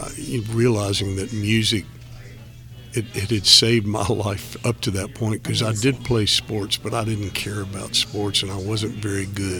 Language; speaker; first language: English; native; English